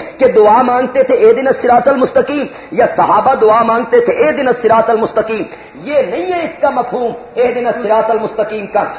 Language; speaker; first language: Urdu; non-native, local second language; Punjabi